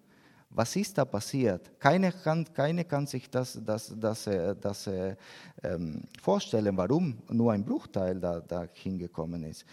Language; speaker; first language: German; non-native, learner; Spanish